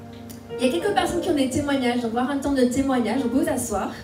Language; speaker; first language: French; native; French